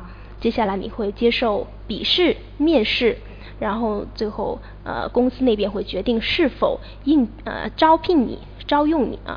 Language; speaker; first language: Chinese; native; Chinese